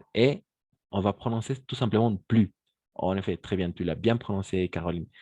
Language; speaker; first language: French; non-native, fluent; Spanish